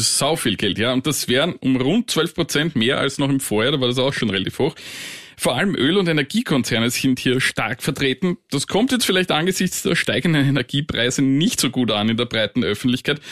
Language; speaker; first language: German; native; German